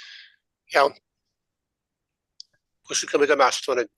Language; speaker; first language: Welsh; native; Welsh